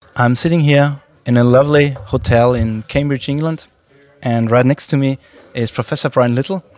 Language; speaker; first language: English; non-native, fluent; German